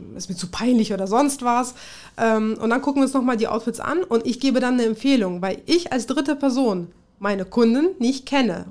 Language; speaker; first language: German; early bilingual, other home language; Russian